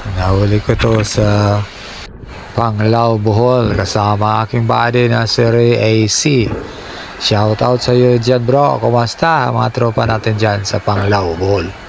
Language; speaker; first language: Filipino; non-native, local second language; Cebuano